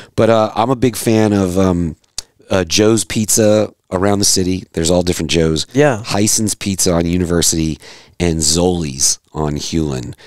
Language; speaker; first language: English; native; English